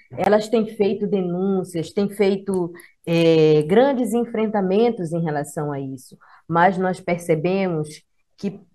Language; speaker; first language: Portuguese; native; Portuguese